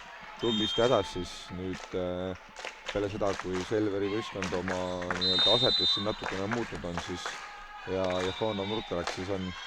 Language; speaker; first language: Estonian; native; Estonian